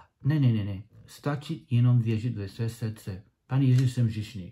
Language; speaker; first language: Czech; non-native, learner; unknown